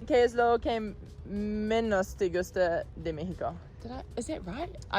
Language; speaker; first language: Spanish; non-native, learner; English